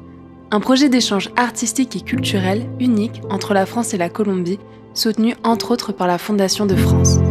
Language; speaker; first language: French; native; French